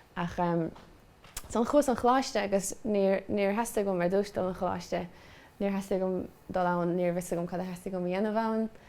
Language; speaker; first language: Irish; native; Irish